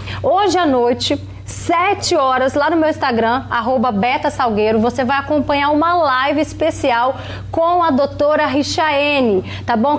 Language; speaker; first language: Portuguese; native; Portuguese